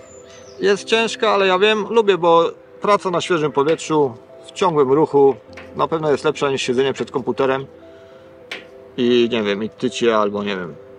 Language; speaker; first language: Polish; native; Polish